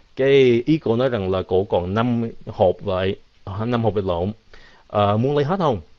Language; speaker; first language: Vietnamese; early bilingual, heritage; Vietnamese